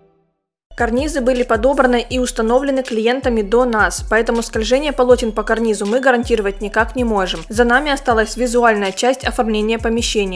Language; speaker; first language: Russian; native; Russian